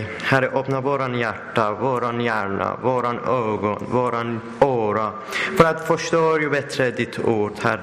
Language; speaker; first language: Swedish; non-native, learner; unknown